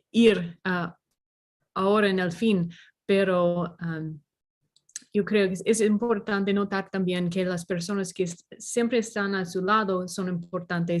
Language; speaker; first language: Spanish; non-native, learner; English